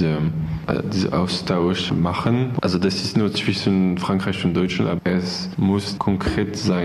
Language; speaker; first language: German; non-native, fluent; French